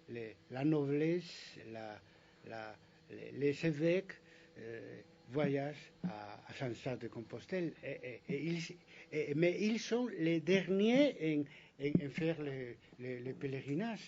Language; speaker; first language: French; non-native, fluent; Spanish